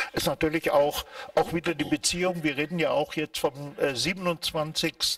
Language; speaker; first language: German; native; German